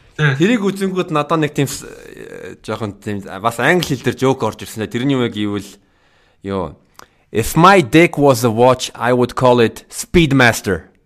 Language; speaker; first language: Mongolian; early bilingual, heritage; Mongolian